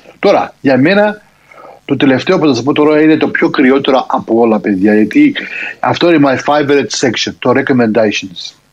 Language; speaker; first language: Greek; early bilingual, heritage; Greek